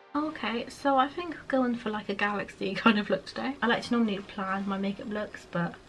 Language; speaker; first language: English; native; English